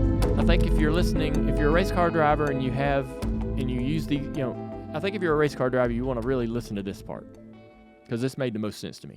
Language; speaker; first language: English; native; English